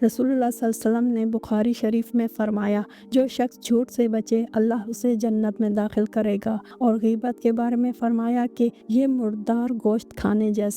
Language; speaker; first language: Hindi; native; Hindi